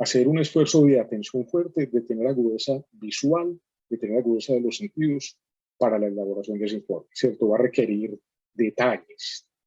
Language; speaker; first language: Spanish; native; Spanish